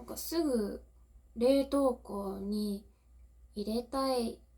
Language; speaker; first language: Japanese; non-native, learner; English